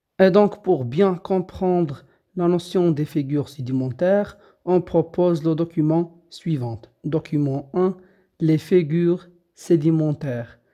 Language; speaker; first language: French; non-native, local second language; Arabic